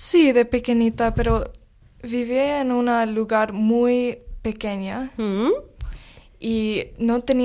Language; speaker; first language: Spanish; non-native, learner; English